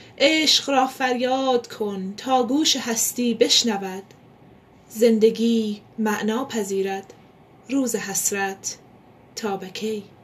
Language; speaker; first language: Persian; non-native, local second language; Pashto